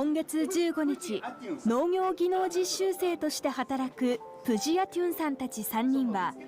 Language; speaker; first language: Japanese; native; Japanese